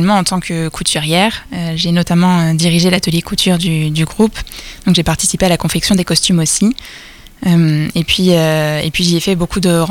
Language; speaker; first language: French; native; French